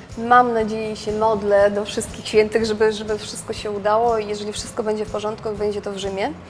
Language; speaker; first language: Polish; non-native, fluent; Russian